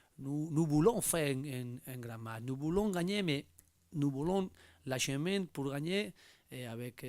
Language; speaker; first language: French; non-native, learner; Spanish